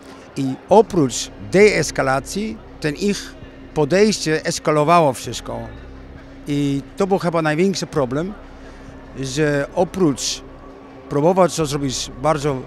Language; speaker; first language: Polish; non-native, learner; Dutch